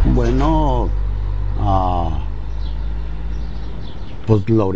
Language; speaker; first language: Spanish; native; Spanish